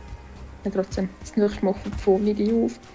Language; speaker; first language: German; native; German